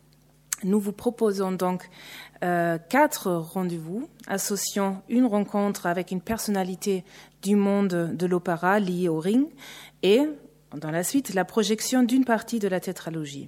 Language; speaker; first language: French; native; French